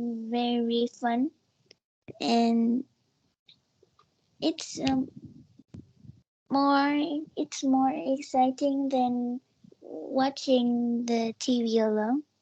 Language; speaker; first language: English; non-native, learner; Vietnamese